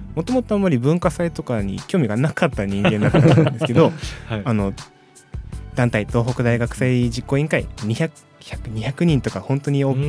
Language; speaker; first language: Japanese; native; Japanese